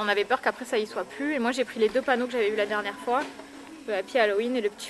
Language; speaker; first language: French; native; French